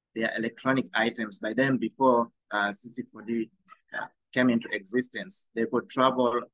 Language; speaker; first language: English; non-native, fluent; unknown